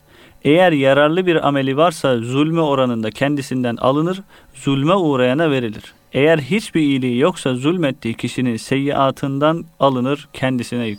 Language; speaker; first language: Turkish; native; Turkish